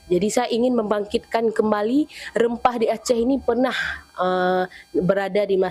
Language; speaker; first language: Indonesian; non-native, local second language; Achinese